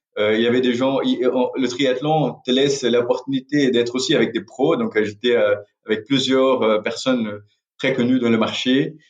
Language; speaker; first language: French; non-native, fluent; Portuguese